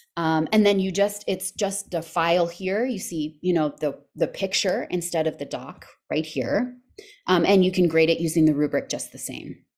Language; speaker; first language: English; native; English